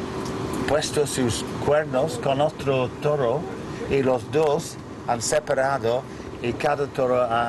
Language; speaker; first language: Spanish; non-native, learner; English